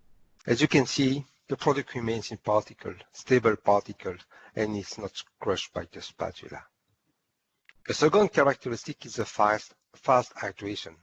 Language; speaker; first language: English; non-native, fluent; French